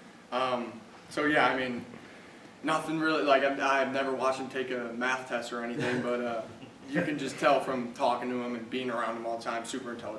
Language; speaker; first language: English; native; English